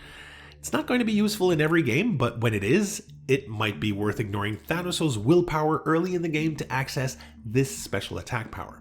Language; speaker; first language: English; native; English